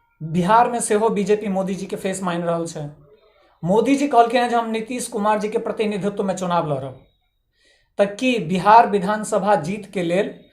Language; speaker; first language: Maithili; native; Maithili